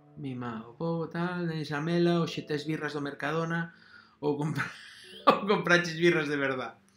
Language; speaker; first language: Galician; non-native, local second language; Spanish